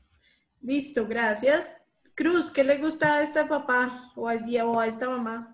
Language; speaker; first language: Spanish; native; Spanish